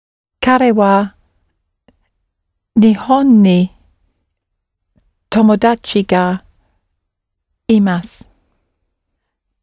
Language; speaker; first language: Japanese; non-native, learner; English